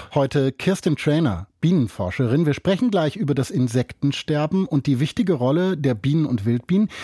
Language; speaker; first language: German; native; German